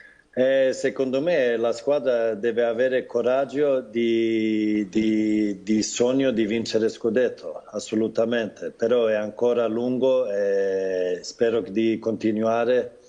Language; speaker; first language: Italian; non-native, fluent; Swedish